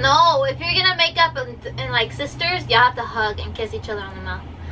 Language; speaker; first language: English; early bilingual, other home language; Spanish